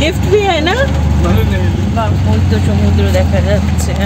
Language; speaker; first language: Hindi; non-native, local second language; Bangla